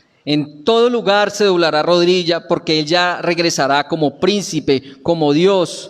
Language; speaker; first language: Spanish; native; Spanish